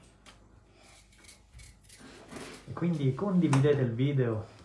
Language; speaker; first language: Italian; native; Italian